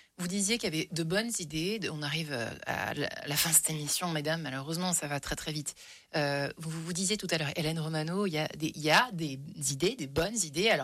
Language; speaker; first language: French; native; French